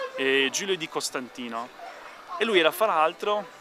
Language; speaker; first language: Italian; non-native, fluent; English